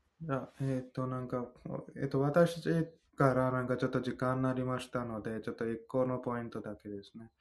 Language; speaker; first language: Japanese; non-native, fluent; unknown